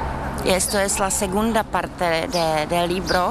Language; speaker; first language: Spanish; non-native, learner; Czech